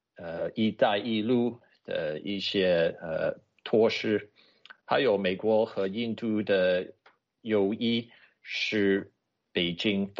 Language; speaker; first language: Chinese; non-native, fluent; English